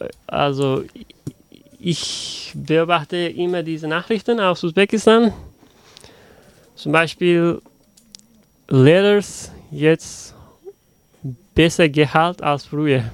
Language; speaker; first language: German; non-native, learner; Uzbek